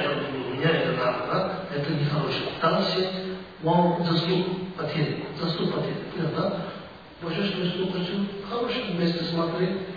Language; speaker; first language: Russian; non-native, learner; Tibetan